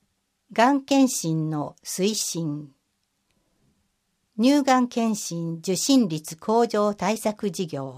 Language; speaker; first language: Japanese; native; Japanese